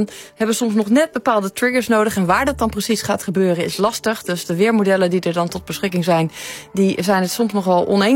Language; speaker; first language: Dutch; native; Dutch